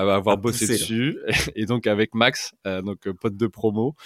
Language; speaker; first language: French; native; French